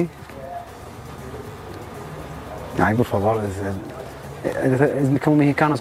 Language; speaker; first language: Spanish; non-native, learner; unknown